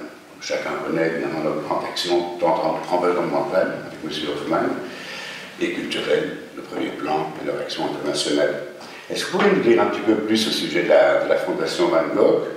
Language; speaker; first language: French; native; French